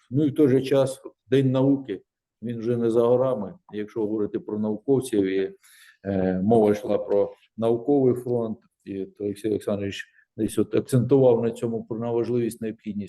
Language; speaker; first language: Ukrainian; native; Ukrainian